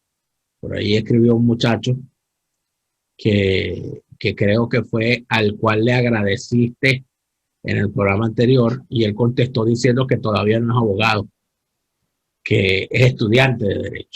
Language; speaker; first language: Spanish; native; Spanish